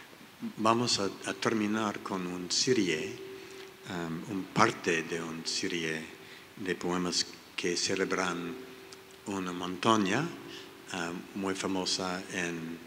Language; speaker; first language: Spanish; non-native, learner; English